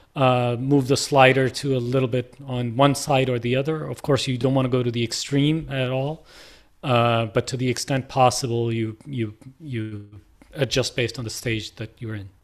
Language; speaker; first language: English; non-native, local second language; Punjabi